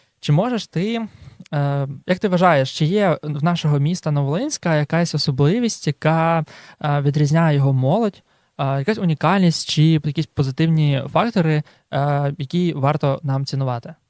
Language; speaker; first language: Ukrainian; native; Ukrainian